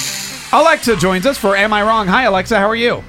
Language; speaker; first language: English; native; English